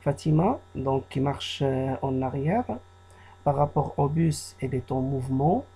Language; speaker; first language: French; non-native, local second language; Arabic